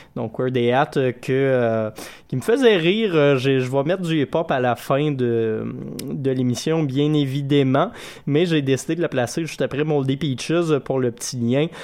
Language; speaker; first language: French; native; French